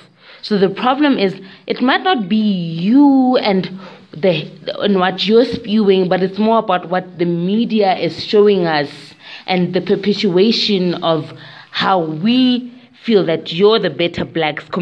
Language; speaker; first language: English; non-native, local second language; Tswana